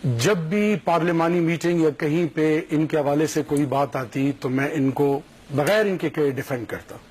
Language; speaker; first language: Urdu; non-native, local second language; Pashto